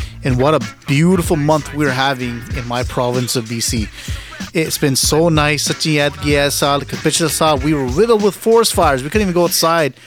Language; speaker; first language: English; early bilingual, other home language; Punjabi